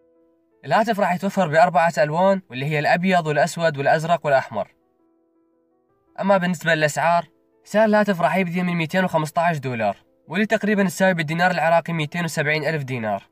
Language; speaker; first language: Arabic; native; Arabic